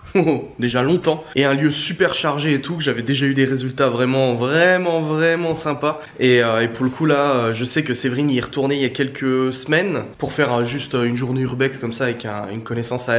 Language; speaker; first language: French; native; French